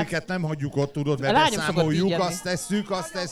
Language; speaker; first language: Hungarian; native; Hungarian